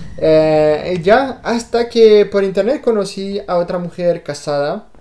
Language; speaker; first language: Spanish; non-native, fluent; French